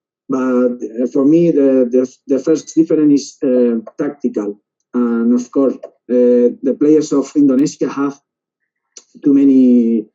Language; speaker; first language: English; non-native, learner; Spanish